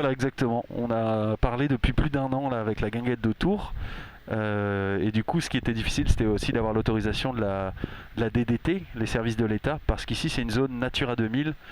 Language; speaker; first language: French; native; French